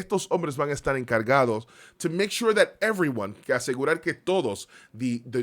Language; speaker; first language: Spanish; early bilingual, heritage; Spanish